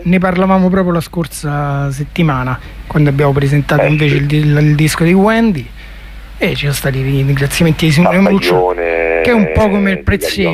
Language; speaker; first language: Italian; native; Italian